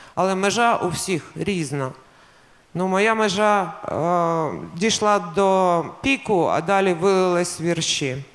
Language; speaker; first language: Ukrainian; non-native, local second language; Russian